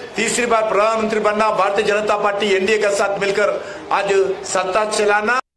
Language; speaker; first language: Hindi; non-native, local second language; Telugu